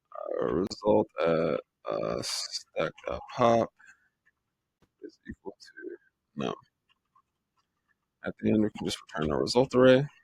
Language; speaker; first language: English; native; English